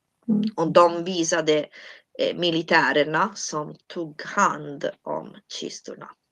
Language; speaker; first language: Swedish; non-native, fluent; Italian